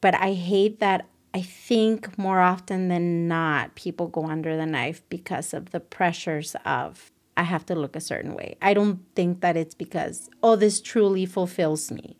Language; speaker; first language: English; early bilingual, other home language; Spanish